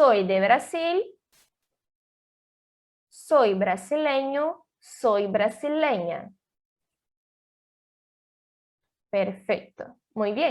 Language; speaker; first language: Spanish; non-native, learner; Portuguese